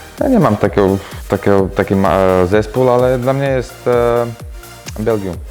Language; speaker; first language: Polish; non-native, learner; Slovak